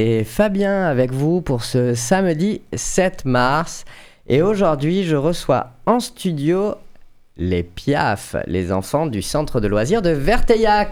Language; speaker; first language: French; native; French